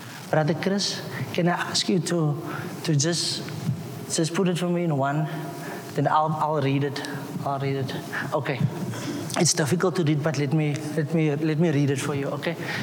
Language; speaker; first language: English; non-native, local second language; Afrikaans